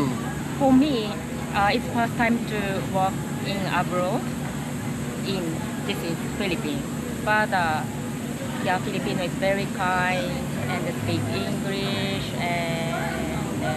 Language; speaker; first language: English; non-native, learner; Japanese